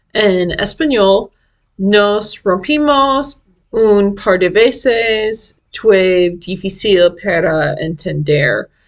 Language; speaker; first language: Spanish; non-native, learner; English